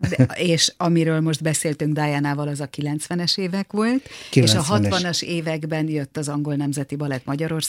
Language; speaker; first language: Hungarian; native; Hungarian